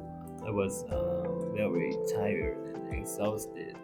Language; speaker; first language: English; non-native, learner; Japanese